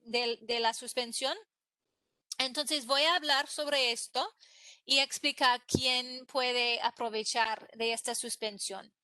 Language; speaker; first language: Spanish; non-native, fluent; English